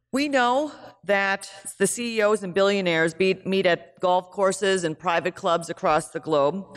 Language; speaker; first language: English; native; English